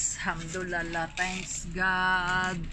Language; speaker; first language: English; non-native, learner; Filipino